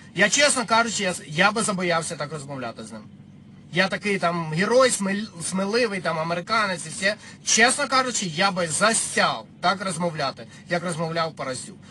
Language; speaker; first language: Ukrainian; non-native, local second language; Russian